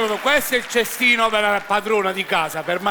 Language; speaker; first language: Italian; native; Italian